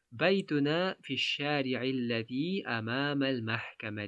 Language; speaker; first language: Arabic; non-native, fluent; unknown